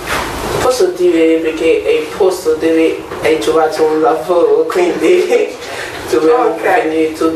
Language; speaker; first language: Italian; non-native, learner; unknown